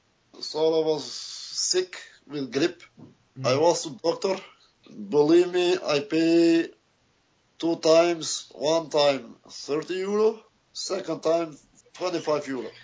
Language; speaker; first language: English; non-native, learner; Albanian